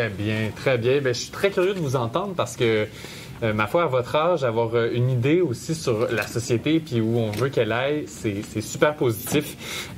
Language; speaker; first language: French; native; French